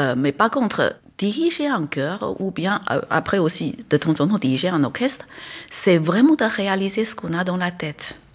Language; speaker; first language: French; non-native, fluent; Chinese